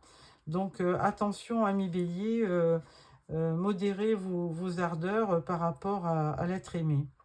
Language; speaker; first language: French; native; French